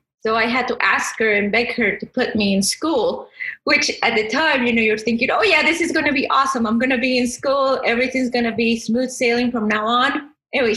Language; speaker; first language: English; non-native, fluent; Spanish